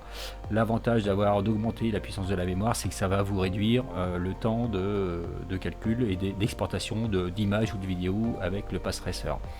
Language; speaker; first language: French; native; French